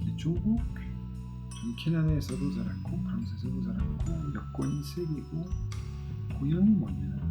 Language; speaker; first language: Korean; non-native, fluent; French